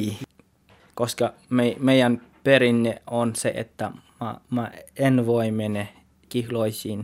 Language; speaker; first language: Finnish; non-native, learner; Tswana